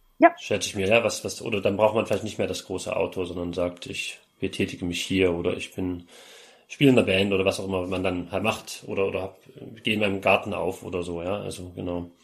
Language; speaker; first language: German; native; German